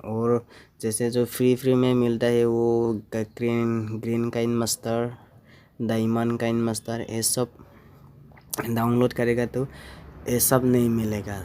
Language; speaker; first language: Hindi; non-native, local second language; Assamese